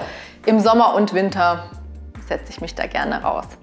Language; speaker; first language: German; native; German